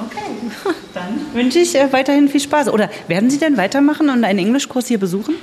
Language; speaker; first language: German; native; German